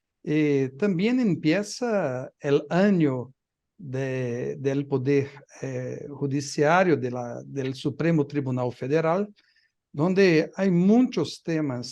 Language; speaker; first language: Spanish; non-native, fluent; Portuguese